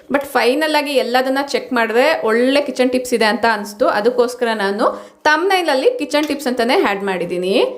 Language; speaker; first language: Kannada; non-native, local second language; Telugu